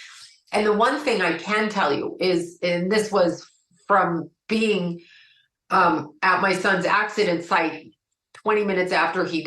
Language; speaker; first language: English; native; English